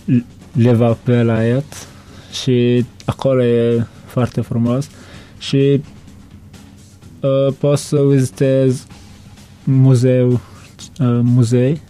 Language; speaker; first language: Romanian; non-native, learner; Turkmen